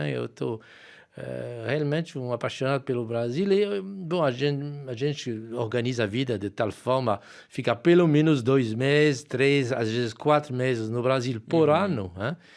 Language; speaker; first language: Portuguese; non-native, fluent; French